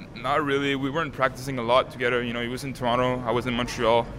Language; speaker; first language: English; non-native, fluent; French